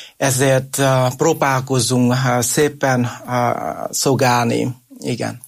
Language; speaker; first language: Hungarian; non-native, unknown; Vietnamese